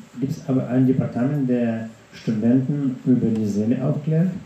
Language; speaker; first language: German; non-native, fluent; Russian